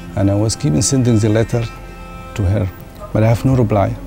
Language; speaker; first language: English; non-native, learner; Arabic